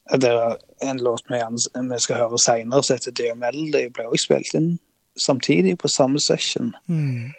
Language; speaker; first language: Norwegian; native; Norwegian